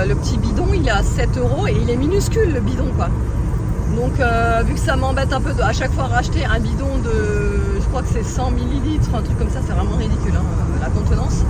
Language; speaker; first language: French; native; French